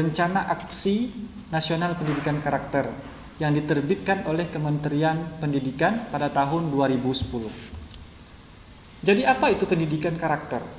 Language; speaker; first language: Indonesian; native; Indonesian